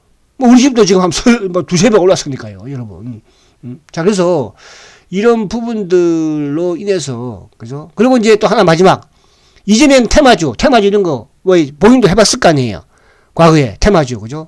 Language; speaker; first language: Korean; native; Korean